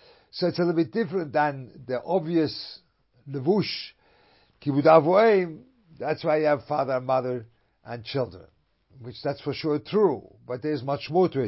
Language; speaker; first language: English; non-native, fluent; German